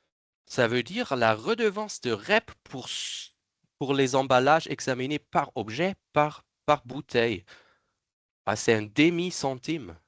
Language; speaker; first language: French; non-native, fluent; German